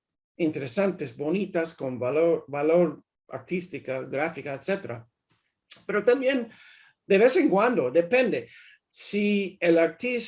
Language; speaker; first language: Spanish; early bilingual, heritage; English